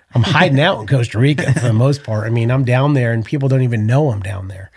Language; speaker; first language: English; native; English